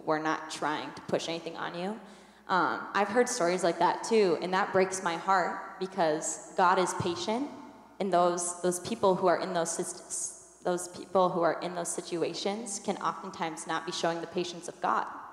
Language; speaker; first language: English; native; English